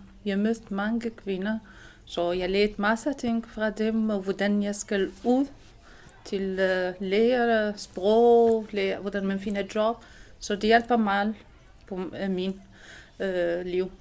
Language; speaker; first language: Danish; non-native, local second language; Arabic